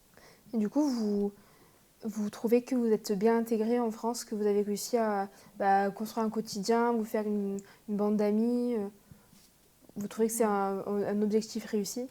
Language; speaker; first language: French; native; French